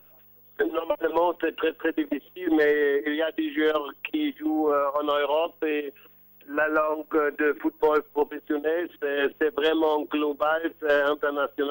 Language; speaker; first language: French; non-native, fluent; German